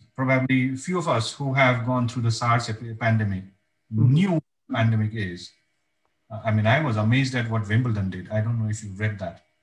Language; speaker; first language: English; non-native, local second language; Bangla